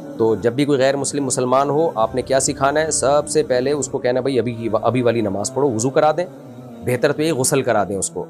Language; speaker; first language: Urdu; native; Urdu